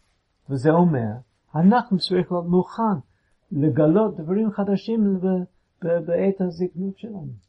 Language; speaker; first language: Hebrew; non-native, fluent; English